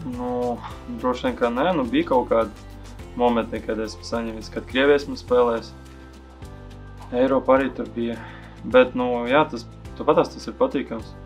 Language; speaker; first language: Latvian; non-native, local second language; Russian